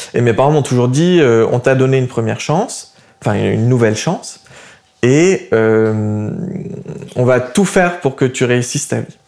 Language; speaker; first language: French; early bilingual, other home language; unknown